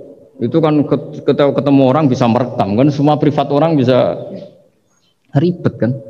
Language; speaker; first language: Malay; non-native, local second language; Javanese